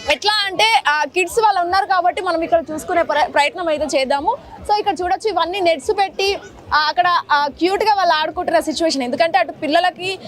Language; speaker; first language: Telugu; native; Telugu